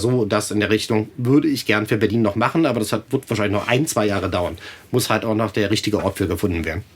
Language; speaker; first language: German; native; German